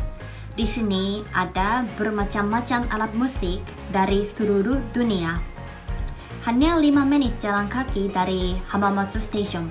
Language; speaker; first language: Indonesian; non-native, fluent; Japanese